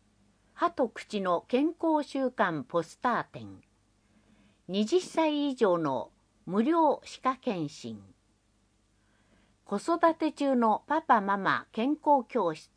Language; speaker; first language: Japanese; native; Japanese